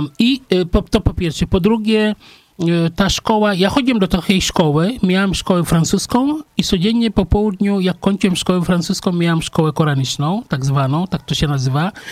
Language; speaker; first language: Polish; non-native, fluent; Wolof